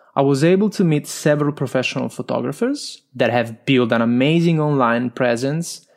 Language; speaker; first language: English; non-native, fluent; Italian